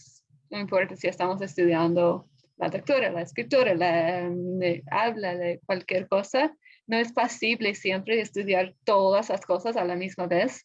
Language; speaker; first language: Spanish; non-native, fluent; English